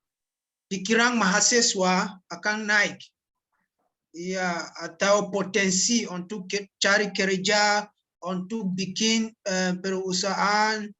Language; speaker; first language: Indonesian; non-native, learner; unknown